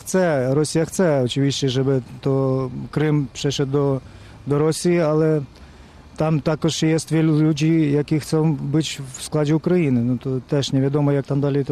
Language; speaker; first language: Polish; non-native, fluent; Ukrainian